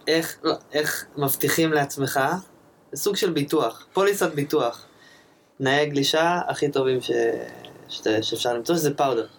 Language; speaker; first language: Hebrew; native; Hebrew